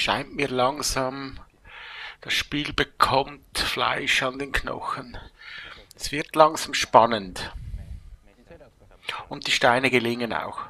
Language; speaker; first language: German; native; German